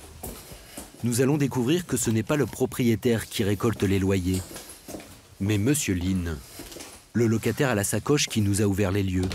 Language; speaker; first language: French; native; French